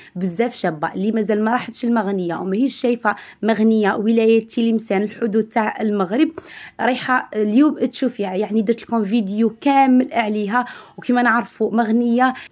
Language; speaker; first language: Arabic; native; Arabic